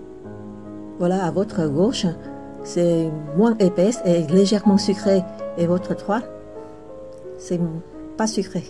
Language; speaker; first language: French; non-native, fluent; Vietnamese